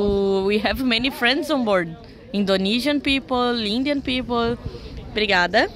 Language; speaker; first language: English; non-native, learner; Portuguese